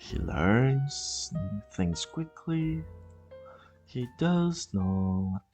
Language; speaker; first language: English; non-native, fluent; Portuguese